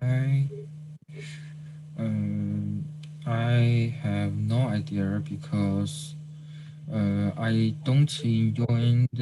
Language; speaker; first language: English; non-native, learner; Chinese